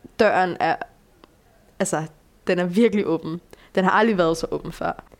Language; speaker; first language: Danish; early bilingual, other home language; Bulgarian